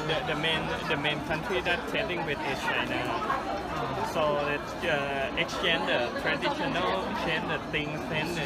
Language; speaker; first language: English; non-native, learner; Thai